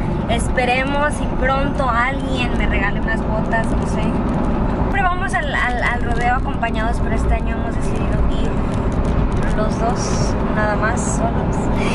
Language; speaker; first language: Spanish; native; Spanish